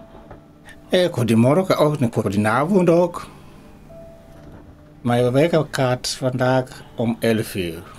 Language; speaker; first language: Dutch; non-native, learner; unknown